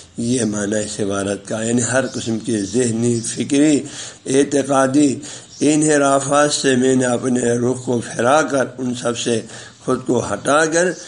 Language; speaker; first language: Urdu; non-native, local second language; Balti